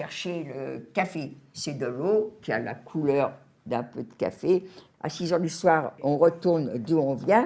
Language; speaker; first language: French; native; French